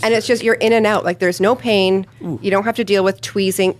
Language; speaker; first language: English; non-native, fluent; Ukrainian